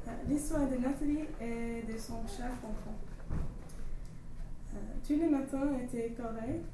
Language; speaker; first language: French; non-native, learner; English